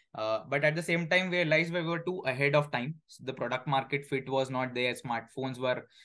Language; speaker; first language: English; non-native, local second language; Hindi